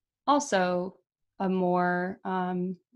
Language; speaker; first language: English; early bilingual, other home language; Portuguese